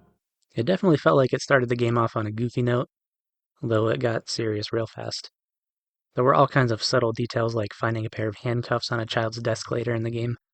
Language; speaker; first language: English; native; English